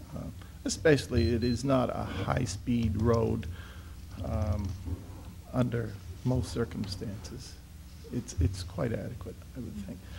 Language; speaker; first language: English; native; English